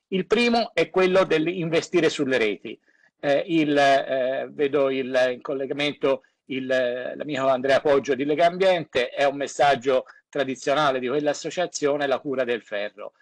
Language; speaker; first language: Italian; native; Italian